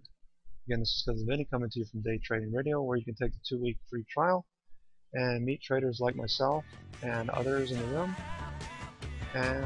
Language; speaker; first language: English; native; English